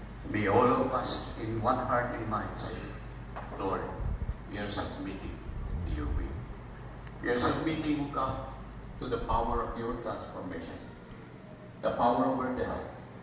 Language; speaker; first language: English; non-native, local second language; Filipino